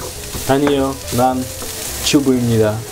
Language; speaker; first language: Korean; non-native, learner; Russian